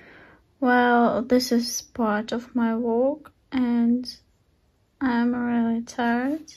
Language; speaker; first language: English; non-native, learner; Russian